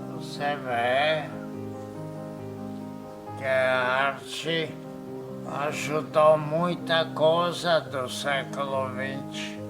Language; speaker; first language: Portuguese; non-native, fluent; Polish